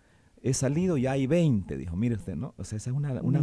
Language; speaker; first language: Spanish; native; Spanish